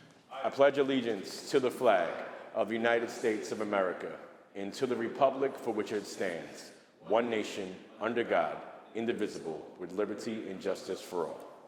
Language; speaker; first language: English; native; English